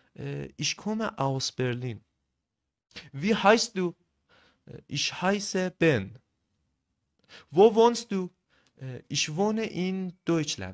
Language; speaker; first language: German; non-native, fluent; Persian